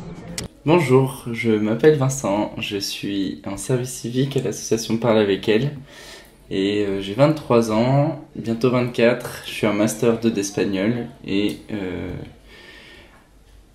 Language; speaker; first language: French; native; French